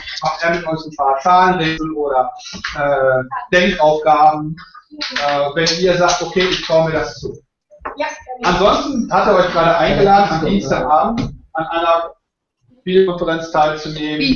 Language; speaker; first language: German; native; German